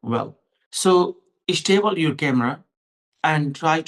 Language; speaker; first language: English; non-native, local second language; Hindi